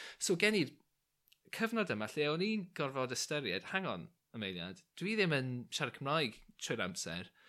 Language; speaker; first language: Welsh; non-native, local second language; English